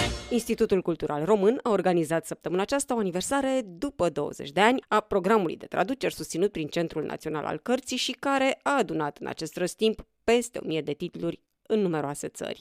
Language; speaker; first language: Romanian; native; Romanian